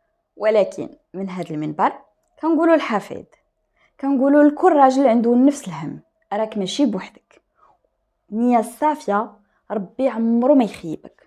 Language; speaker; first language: Arabic; native; Arabic